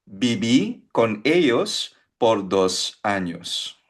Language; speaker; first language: Spanish; non-native, fluent; Filipino